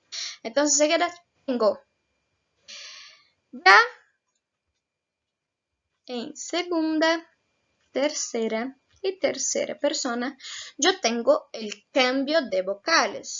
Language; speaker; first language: Spanish; non-native, fluent; Portuguese